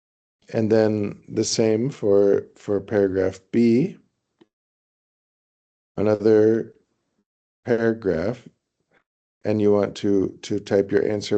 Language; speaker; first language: English; non-native, fluent; Thai